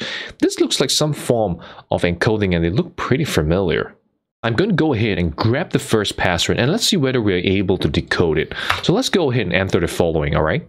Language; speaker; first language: English; non-native, fluent; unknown